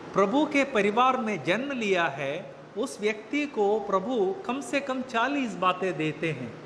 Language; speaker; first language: Hindi; native; Hindi